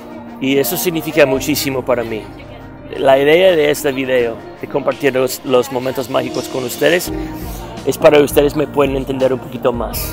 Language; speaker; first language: Spanish; non-native, fluent; English